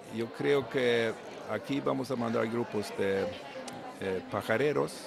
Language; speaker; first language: Spanish; non-native, learner; Swedish